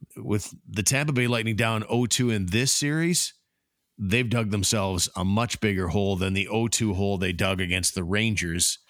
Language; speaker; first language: English; native; English